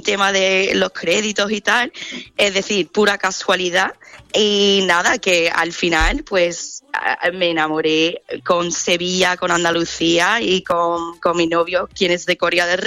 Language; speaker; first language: Spanish; non-native, fluent; English